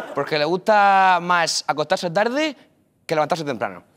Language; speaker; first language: Spanish; native; Spanish